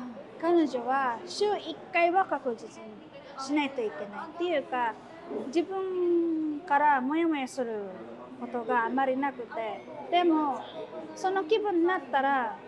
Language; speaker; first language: Japanese; non-native, fluent; Filipino